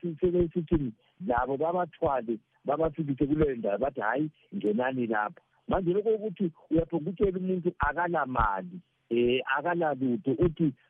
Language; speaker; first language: Zulu; non-native, local second language; Shona